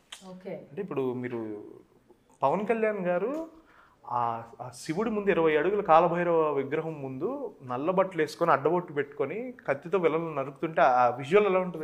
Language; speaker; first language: Telugu; native; Telugu